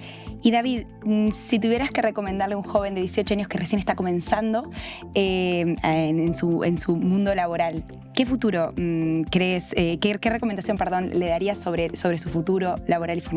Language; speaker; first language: Spanish; native; Spanish